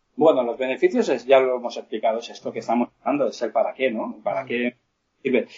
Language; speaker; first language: Spanish; native; Spanish